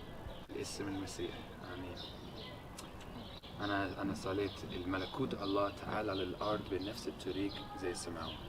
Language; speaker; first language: Arabic; non-native, fluent; English